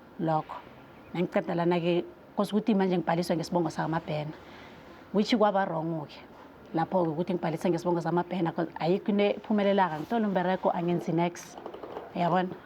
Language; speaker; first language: Zulu; non-native, local second language; South Ndebele